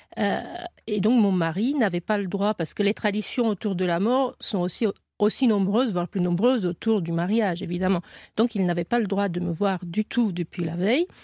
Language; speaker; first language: French; non-native, fluent; Romanian